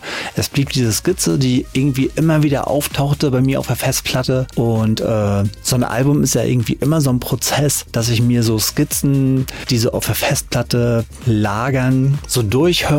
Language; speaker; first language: German; native; German